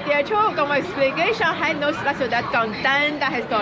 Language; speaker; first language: Spanish; non-native, fluent; Chinese